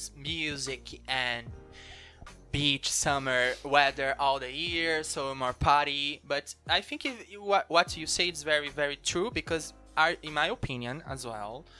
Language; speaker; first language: English; non-native, learner; Portuguese